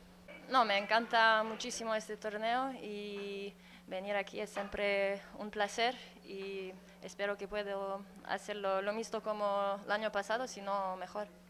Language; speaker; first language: Spanish; non-native, fluent; French